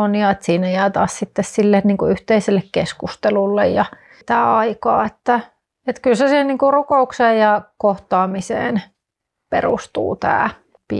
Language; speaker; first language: Finnish; native; Finnish